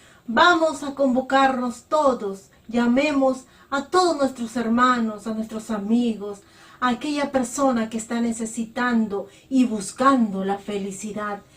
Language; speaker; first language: Spanish; native; Spanish